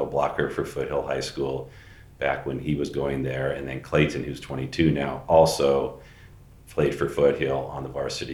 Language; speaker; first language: English; native; English